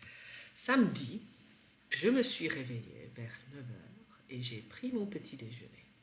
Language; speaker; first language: French; non-native, fluent; Czech